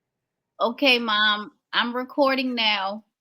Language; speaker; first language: English; native; English